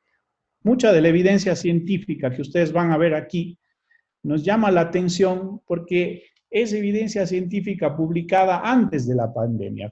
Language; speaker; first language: Spanish; native; Spanish